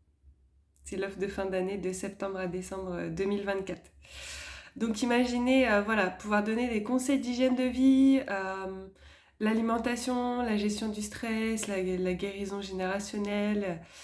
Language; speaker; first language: French; native; French